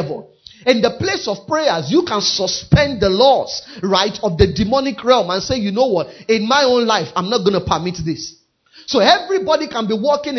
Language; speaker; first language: English; non-native, local second language; Yoruba